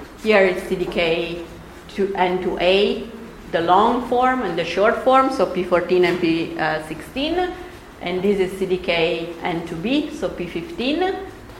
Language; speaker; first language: English; non-native, fluent; Italian